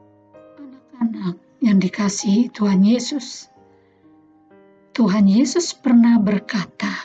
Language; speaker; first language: Indonesian; native; Indonesian